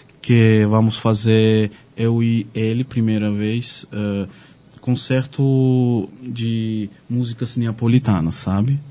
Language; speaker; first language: Portuguese; non-native, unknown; Georgian